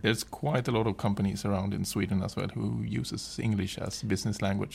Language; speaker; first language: English; non-native, fluent; Swedish